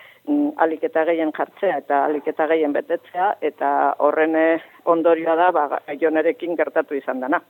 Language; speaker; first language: Basque; native; Basque